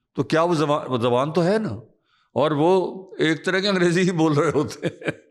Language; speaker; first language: Urdu; non-native, local second language; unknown